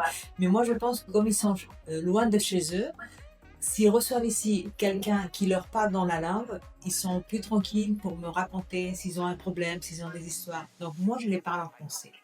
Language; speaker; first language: French; non-native, fluent; Spanish